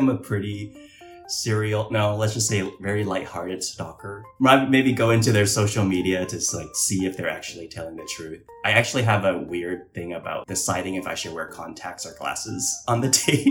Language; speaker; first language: English; non-native, local second language; Cantonese